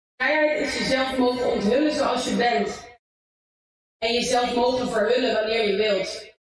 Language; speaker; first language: Dutch; early bilingual, other home language; English